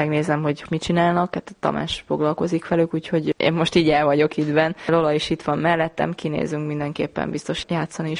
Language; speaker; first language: Hungarian; native; Hungarian